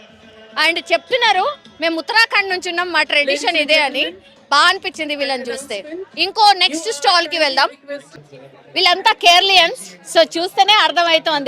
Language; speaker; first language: Telugu; native; Telugu